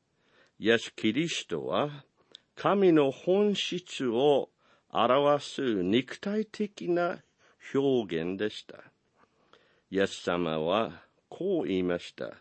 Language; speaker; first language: Japanese; non-native, fluent; English